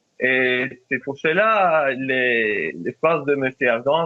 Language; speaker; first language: French; non-native, fluent; Turkish